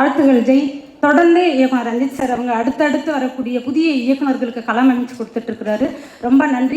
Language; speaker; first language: Tamil; native; Tamil